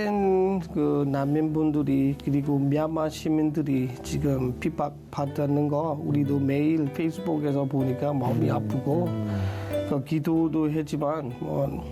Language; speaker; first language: Korean; non-native, learner; S'gaw Karen